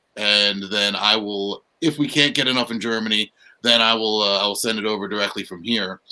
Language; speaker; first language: English; native; English